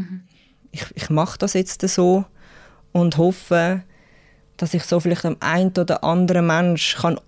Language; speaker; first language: German; native; German